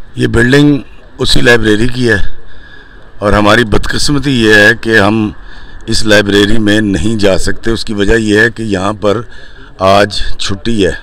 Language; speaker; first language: Urdu; non-native, local second language; Punjabi